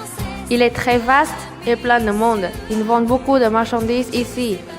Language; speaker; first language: French; non-native, learner; Vietnamese